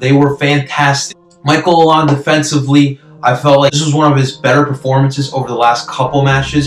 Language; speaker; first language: English; native; English